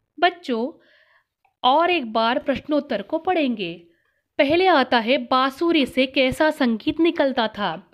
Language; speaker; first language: Hindi; non-native, local second language; Kannada